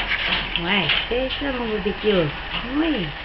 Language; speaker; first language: French; native; French